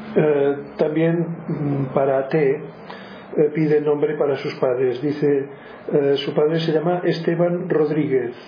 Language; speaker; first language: Spanish; native; Spanish